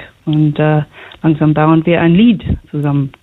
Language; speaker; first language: German; non-native, fluent; English